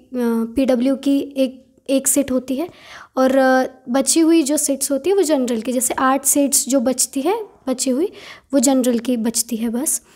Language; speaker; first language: Hindi; non-native, local second language; Marathi